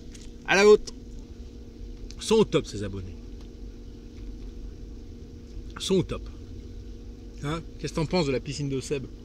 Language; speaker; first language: French; native; French